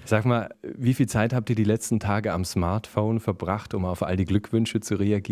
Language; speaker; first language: German; native; German